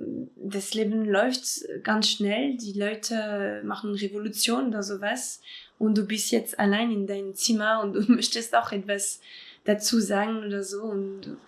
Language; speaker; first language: German; non-native, fluent; French